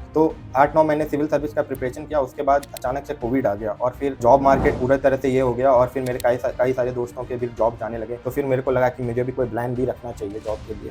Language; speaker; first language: Hindi; native; Hindi